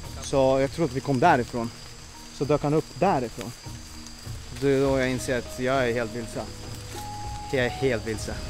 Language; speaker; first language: Swedish; native; Swedish